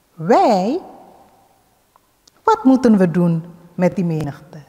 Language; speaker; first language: Dutch; early bilingual, other home language; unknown